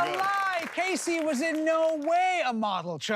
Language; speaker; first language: English; native; English